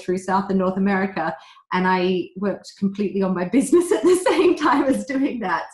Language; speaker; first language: English; native; English